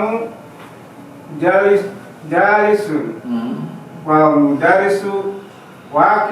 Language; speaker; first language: Arabic; non-native, learner; Indonesian